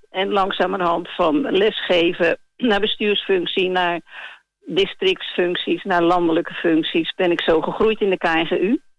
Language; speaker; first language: Dutch; native; Dutch